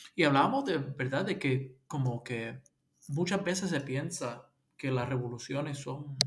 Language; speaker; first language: Spanish; early bilingual, heritage; Spanish